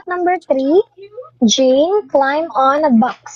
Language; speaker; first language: English; non-native, fluent; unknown